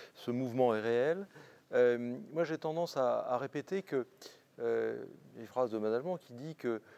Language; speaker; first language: French; native; French